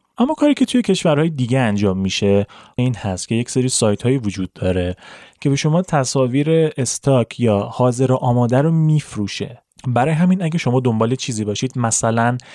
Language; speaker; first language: Persian; native; Persian